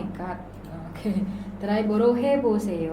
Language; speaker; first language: Korean; non-native, fluent; Indonesian